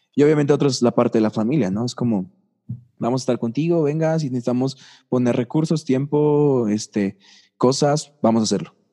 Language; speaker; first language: Spanish; native; Spanish